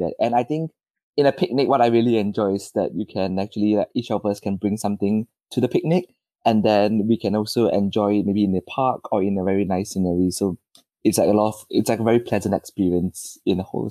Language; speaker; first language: English; non-native, local second language; Chinese